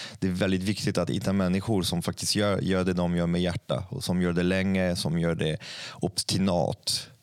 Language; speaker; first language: Swedish; non-native, fluent; French